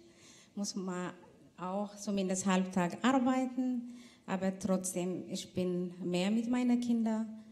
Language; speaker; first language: German; non-native, fluent; Tigrinya